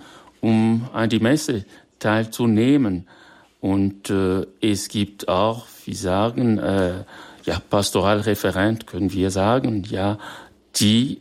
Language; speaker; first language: German; non-native, fluent; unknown